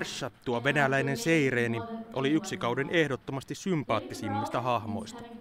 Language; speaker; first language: Finnish; native; Finnish